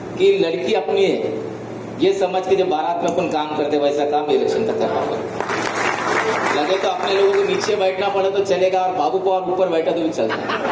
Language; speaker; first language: Hindi; non-native, local second language; Marathi